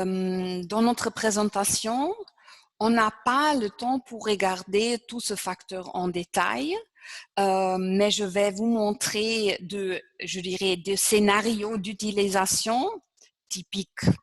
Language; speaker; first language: French; non-native, fluent; German